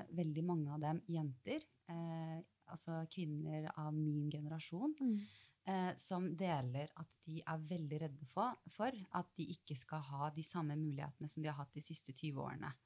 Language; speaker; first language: Norwegian; early bilingual, other home language; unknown